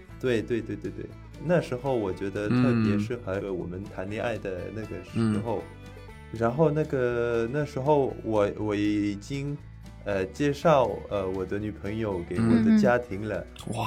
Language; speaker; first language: Chinese; non-native, learner; French